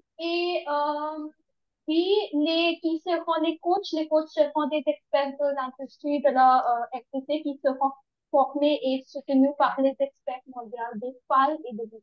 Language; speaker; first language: French; non-native, learner; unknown